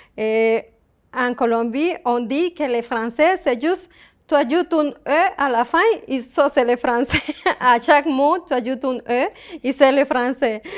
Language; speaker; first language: French; non-native, fluent; Spanish